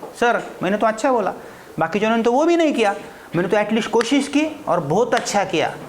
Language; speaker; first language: Hindi; non-native, local second language; Marathi